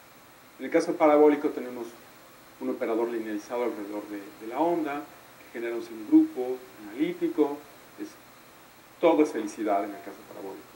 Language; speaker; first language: Spanish; native; Spanish